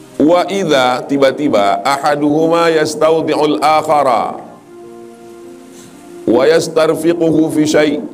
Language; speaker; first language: Malay; native; Malay